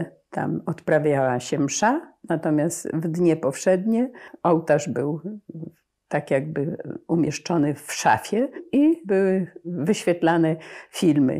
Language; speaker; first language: Polish; native; Polish